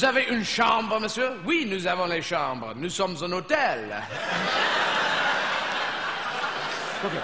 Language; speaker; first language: French; non-native, fluent; English